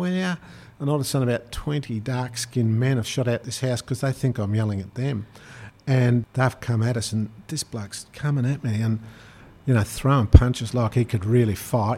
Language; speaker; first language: English; native; English